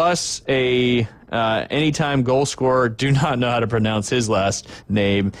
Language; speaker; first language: English; native; English